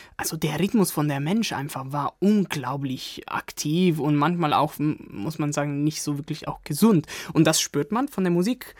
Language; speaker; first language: German; non-native, fluent; Italian